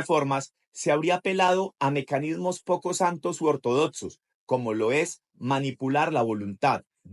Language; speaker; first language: Spanish; native; Spanish